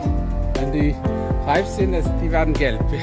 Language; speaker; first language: German; non-native, fluent; Indonesian